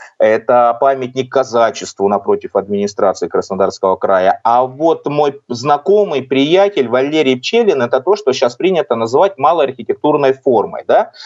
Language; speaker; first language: Russian; native; Russian